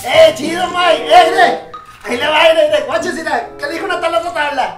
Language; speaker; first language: Spanish; native; Spanish